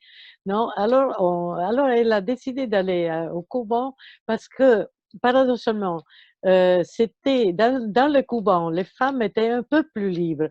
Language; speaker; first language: French; non-native, fluent; Italian